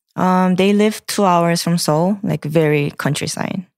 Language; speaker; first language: English; non-native, fluent; Korean